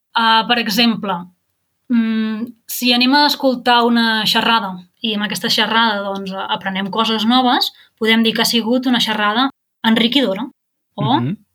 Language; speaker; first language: Catalan; native; Catalan